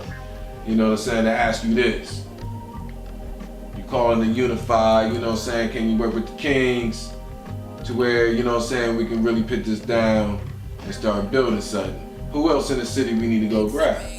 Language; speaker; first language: English; native; English